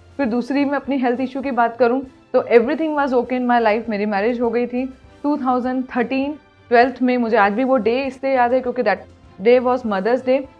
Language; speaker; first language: Hindi; native; Hindi